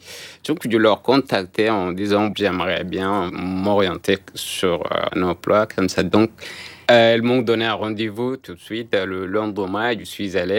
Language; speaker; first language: French; non-native, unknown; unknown